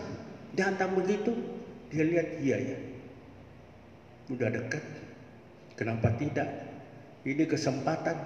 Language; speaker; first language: Malay; native; Malay